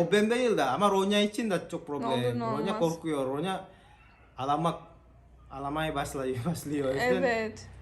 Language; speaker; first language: Turkish; non-native, learner; Indonesian